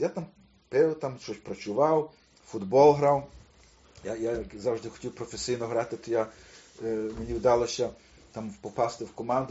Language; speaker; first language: Ukrainian; early bilingual, heritage; Ukrainian